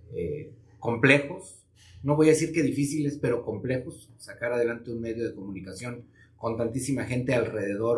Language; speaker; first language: Spanish; native; Spanish